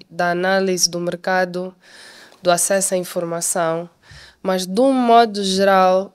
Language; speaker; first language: Portuguese; native; Portuguese